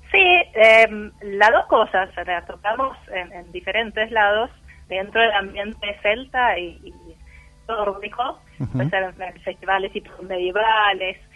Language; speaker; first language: Spanish; non-native, fluent; Swedish